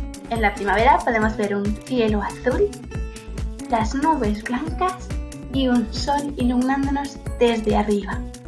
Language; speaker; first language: Spanish; native; Spanish